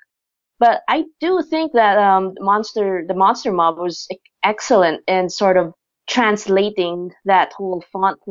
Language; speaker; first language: English; non-native, local second language; Filipino